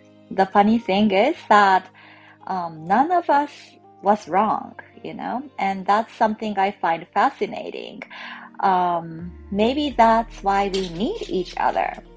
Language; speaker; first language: English; non-native, fluent; Japanese